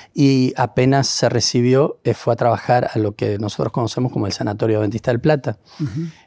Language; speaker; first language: Spanish; native; Spanish